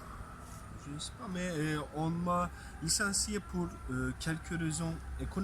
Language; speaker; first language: French; non-native, learner; Turkish